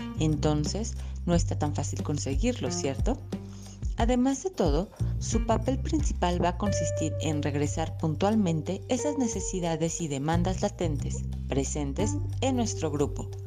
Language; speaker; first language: Spanish; native; Spanish